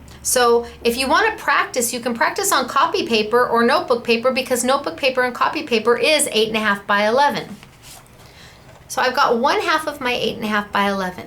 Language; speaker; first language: English; native; English